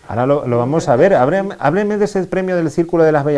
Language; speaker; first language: Spanish; native; Spanish